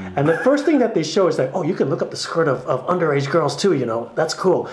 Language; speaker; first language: English; native; English